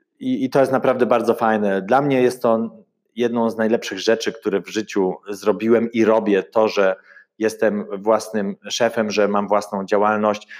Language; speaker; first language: Polish; early bilingual, heritage; Polish